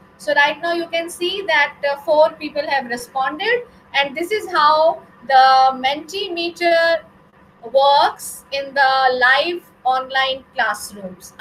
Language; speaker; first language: English; non-native, local second language; Hindi